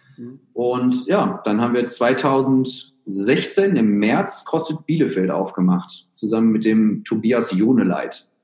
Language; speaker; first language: German; native; German